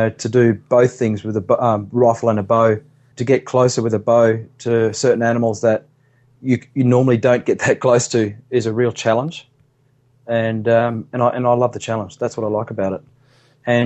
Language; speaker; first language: English; native; English